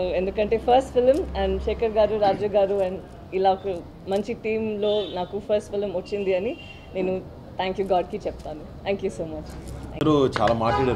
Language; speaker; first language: Telugu; non-native, learner; Tamil